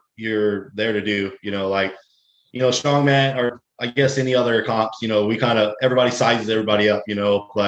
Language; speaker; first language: English; native; English